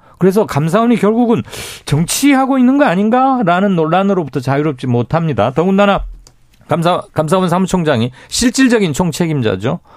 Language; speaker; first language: Korean; native; Korean